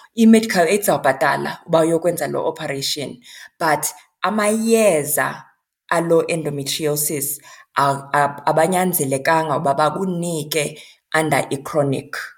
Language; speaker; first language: Xhosa; non-native, local second language; Zulu